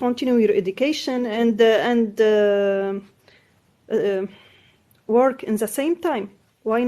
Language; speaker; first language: English; non-native, learner; Arabic